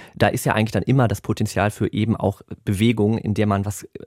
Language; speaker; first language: German; native; German